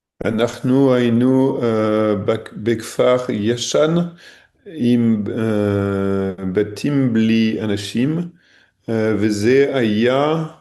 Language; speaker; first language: Hebrew; non-native, learner; French